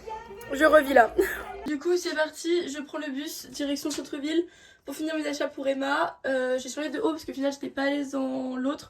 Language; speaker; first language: French; native; French